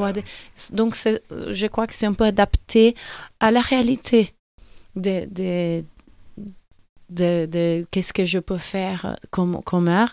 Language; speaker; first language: French; non-native, fluent; Portuguese